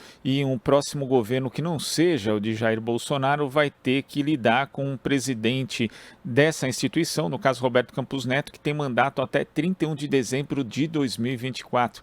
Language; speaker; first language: Portuguese; native; Portuguese